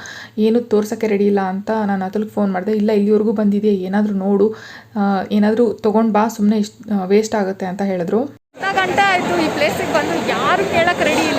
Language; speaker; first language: Kannada; native; Kannada